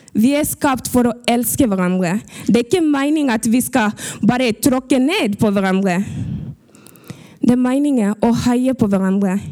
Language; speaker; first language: Norwegian; early bilingual, other home language; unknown